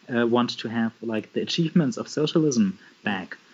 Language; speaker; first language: English; non-native, fluent; German